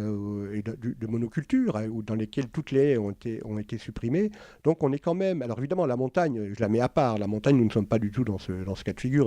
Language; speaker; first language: French; native; French